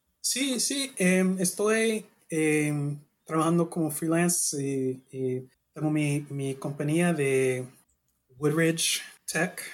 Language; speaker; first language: Spanish; non-native, learner; English